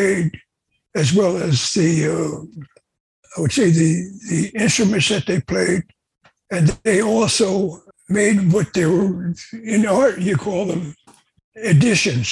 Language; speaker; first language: English; native; English